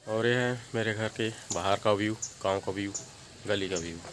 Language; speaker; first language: Hindi; native; Hindi